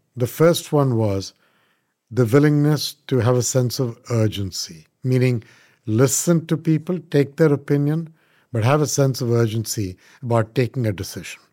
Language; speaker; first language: English; non-native, local second language; Punjabi